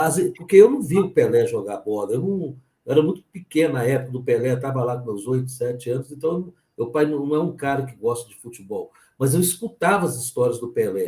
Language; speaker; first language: Portuguese; native; Portuguese